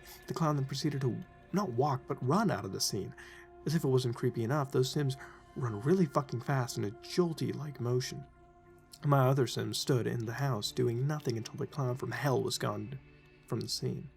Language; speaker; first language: English; native; English